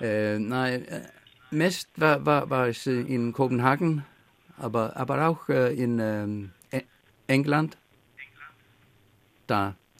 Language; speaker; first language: German; non-native, fluent; Faroese